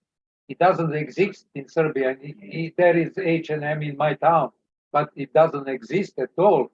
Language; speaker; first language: English; non-native, learner; Serbian